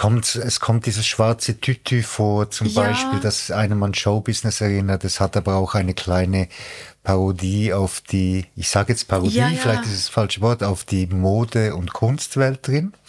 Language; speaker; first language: German; native; German